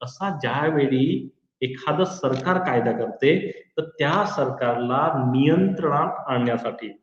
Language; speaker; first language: Hindi; non-native, local second language; Marathi